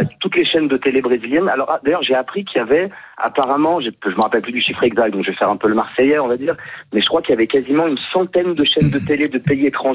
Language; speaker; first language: French; native; French